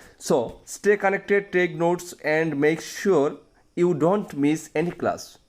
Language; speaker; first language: English; non-native, local second language; Bangla